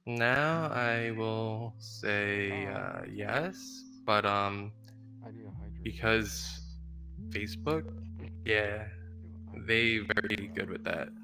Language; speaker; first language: English; non-native, learner; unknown